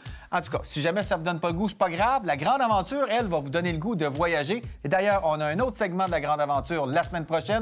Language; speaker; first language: French; native; French